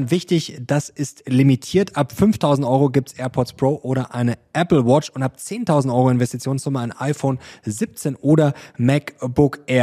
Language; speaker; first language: German; native; German